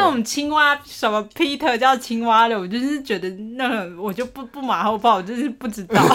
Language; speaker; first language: Chinese; native; Chinese